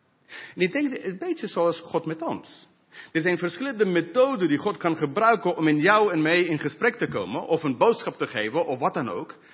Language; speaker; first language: Dutch; non-native, fluent; English